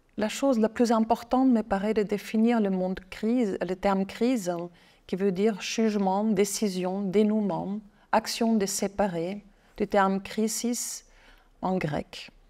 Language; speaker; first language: French; non-native, fluent; German